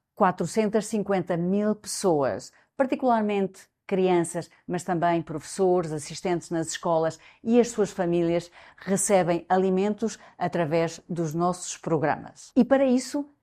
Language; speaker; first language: Portuguese; native; Portuguese